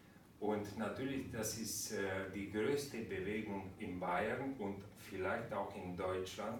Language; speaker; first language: German; non-native, fluent; Romanian